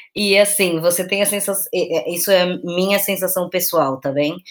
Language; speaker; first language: Portuguese; native; Portuguese